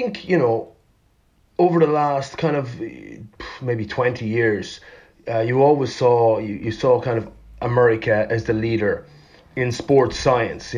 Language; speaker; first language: English; native; English